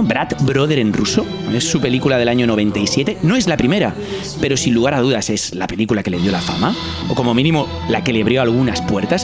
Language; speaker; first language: Spanish; non-native, local second language; Catalan